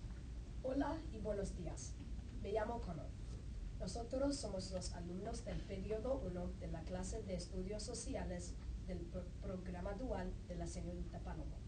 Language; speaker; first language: Spanish; early bilingual, other home language; English